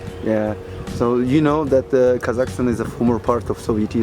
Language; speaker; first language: English; non-native, learner; Kazakh